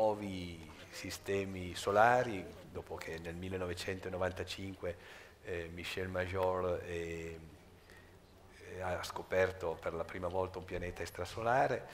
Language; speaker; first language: Italian; native; Italian